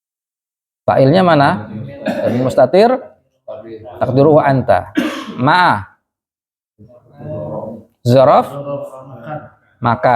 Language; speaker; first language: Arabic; non-native, fluent; Indonesian